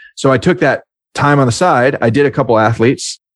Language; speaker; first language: English; native; English